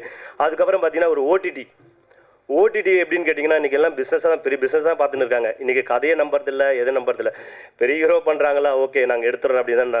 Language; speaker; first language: Tamil; native; Tamil